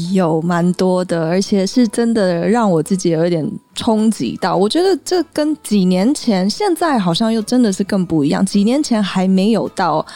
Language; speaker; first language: Chinese; early bilingual, heritage; Chinese